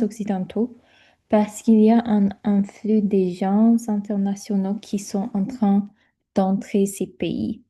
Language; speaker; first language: French; non-native, fluent; English